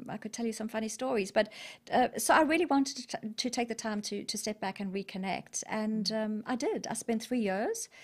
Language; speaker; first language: English; native; English